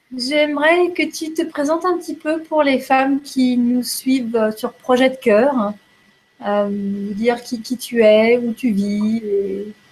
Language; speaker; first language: French; native; French